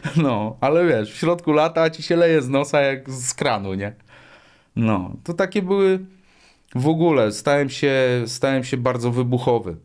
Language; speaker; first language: Polish; native; Polish